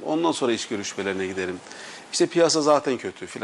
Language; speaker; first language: Turkish; native; Turkish